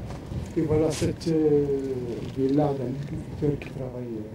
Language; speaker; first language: French; non-native, local second language; Arabic